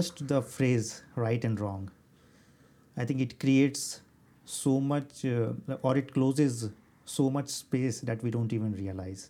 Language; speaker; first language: English; non-native, local second language; Hindi